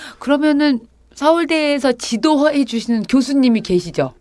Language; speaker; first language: Korean; native; Korean